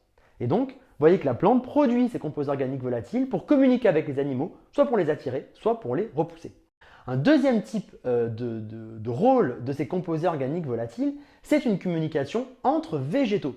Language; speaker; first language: French; native; French